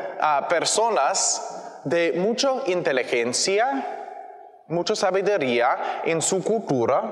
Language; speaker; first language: Spanish; non-native, learner; English